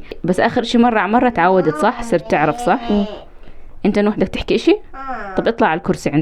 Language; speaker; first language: Arabic; native; Arabic